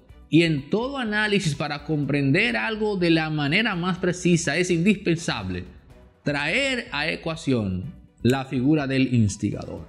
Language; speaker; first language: Spanish; native; Spanish